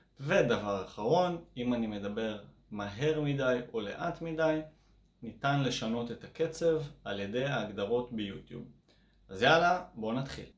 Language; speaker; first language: Hebrew; native; Hebrew